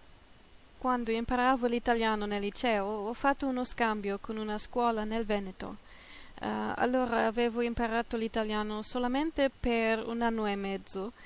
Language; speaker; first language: Italian; non-native, fluent; German